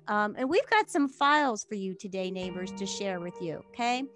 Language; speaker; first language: English; native; English